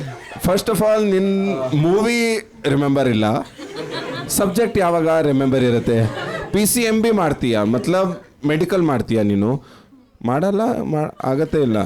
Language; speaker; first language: Kannada; non-native, local second language; Punjabi